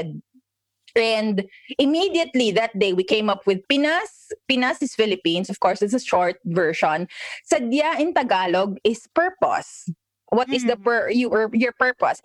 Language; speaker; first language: English; non-native, local second language; Filipino